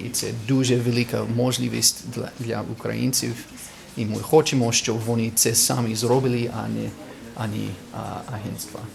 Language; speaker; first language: Ukrainian; non-native, fluent; English